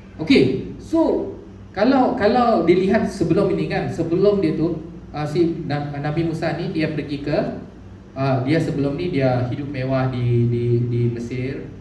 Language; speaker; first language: Malay; non-native, local second language; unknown